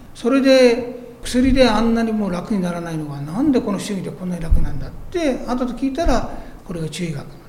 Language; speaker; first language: Japanese; native; Japanese